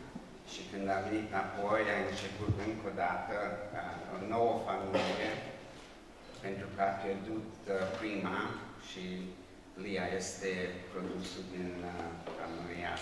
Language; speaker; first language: Romanian; non-native, local second language; Hungarian